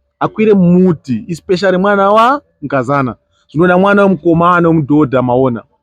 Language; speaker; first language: Shona; non-native, local second language; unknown